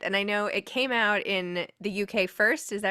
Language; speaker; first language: English; native; English